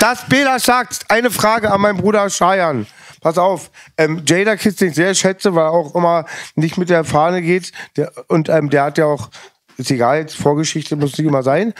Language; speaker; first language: German; native; German